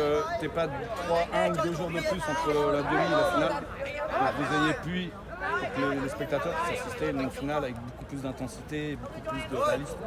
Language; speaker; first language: French; native; French